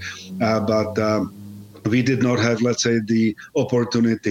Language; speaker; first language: English; non-native, fluent; Czech